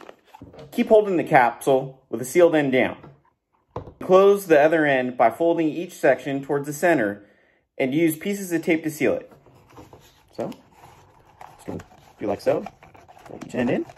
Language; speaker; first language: English; native; English